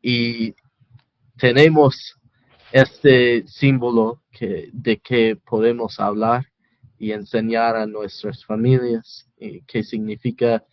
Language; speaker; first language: Spanish; non-native, fluent; English